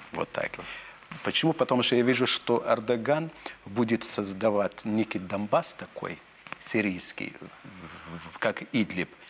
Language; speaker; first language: Russian; non-native, fluent; Arabic